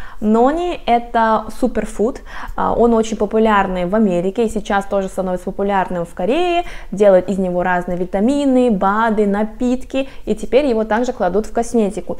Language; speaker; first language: Russian; non-native, fluent; Korean